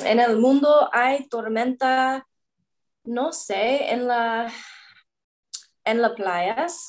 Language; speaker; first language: Spanish; non-native, learner; English